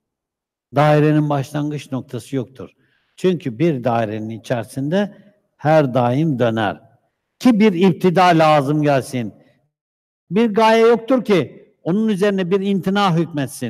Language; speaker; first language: Turkish; native; Turkish